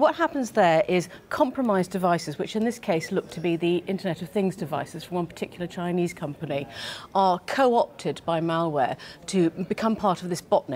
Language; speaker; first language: English; native; English